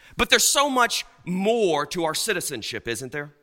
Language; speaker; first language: English; native; English